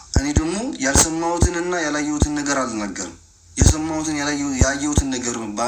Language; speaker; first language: Amharic; non-native, local second language; Tigrinya